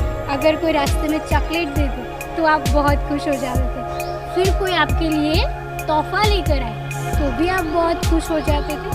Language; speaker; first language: Hindi; non-native, local second language; Gujarati